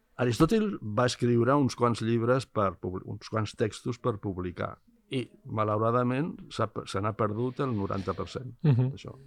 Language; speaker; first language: Catalan; non-native, local second language; Spanish